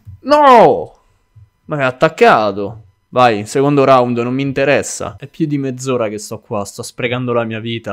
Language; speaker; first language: Italian; native; Italian